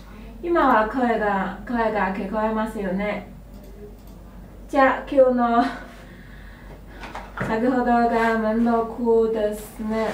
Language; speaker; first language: Japanese; non-native, learner; Chinese